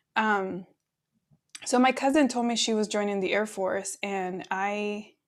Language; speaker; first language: English; early bilingual, other home language; Spanish